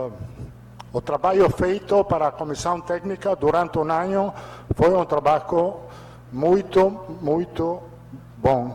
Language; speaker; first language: Portuguese; non-native, learner; Italian